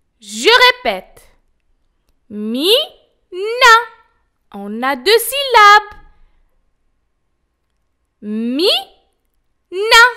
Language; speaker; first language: French; non-native, local second language; Arabic